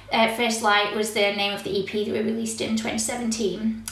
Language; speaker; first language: English; native; English